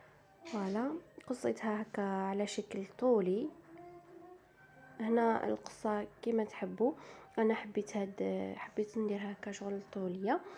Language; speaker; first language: Arabic; native; Arabic